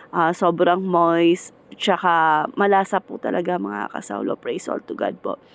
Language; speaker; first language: Filipino; native; Filipino